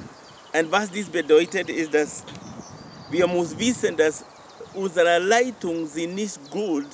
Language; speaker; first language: German; non-native, learner; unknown